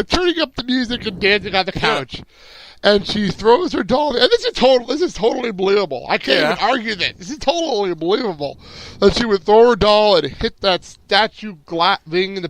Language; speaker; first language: English; native; English